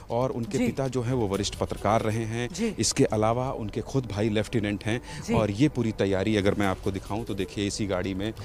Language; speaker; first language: Hindi; native; Hindi